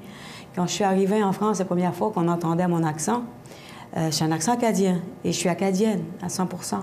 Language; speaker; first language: French; native; French